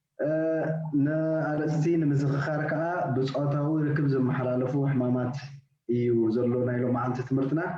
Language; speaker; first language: Tigrinya; native; Tigrinya